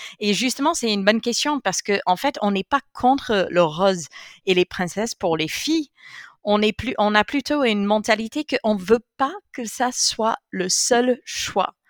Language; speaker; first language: French; non-native, fluent; English